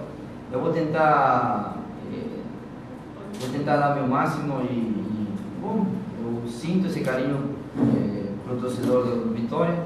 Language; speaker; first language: Portuguese; non-native, fluent; Spanish